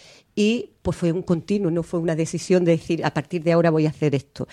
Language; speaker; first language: Spanish; native; Spanish